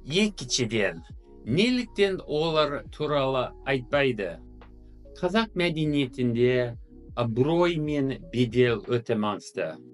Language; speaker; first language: Kazakh; non-native, fluent; English